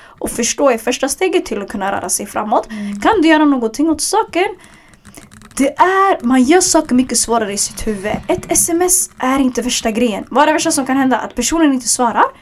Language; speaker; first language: Swedish; early bilingual, other home language; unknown